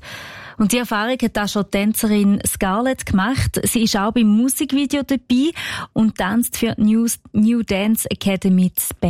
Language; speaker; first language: German; native; German